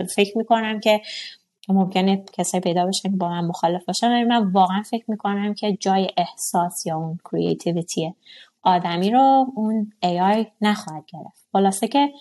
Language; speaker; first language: Persian; non-native, local second language; Azerbaijani